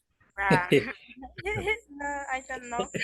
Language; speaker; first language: English; non-native, learner; Spanish